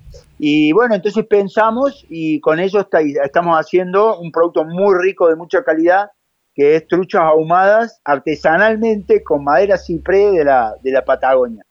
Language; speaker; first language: Spanish; native; Spanish